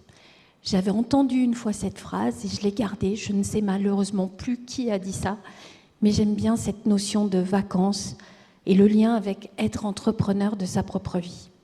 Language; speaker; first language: French; native; French